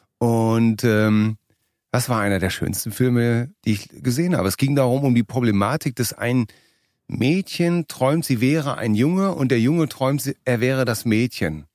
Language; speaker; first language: German; native; German